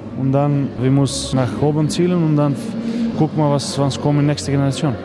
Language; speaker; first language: German; non-native, learner; Macedonian